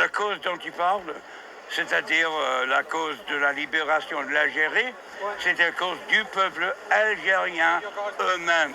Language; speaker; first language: French; non-native, fluent; English